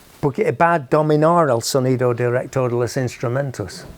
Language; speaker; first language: Spanish; non-native, fluent; English